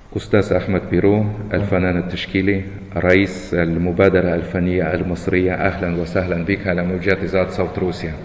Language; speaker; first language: Egyptian Arabic; non-native, fluent; Russian